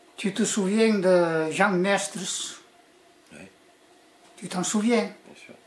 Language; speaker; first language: French; early bilingual, other home language; Spanish